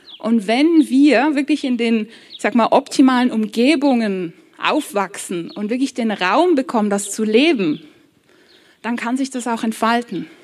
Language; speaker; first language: German; early bilingual, other home language; Polish